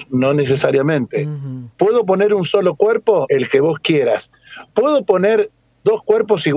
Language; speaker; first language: Spanish; native; Spanish